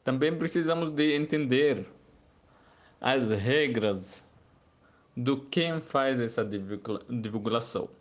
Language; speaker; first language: Portuguese; non-native, learner; Arabic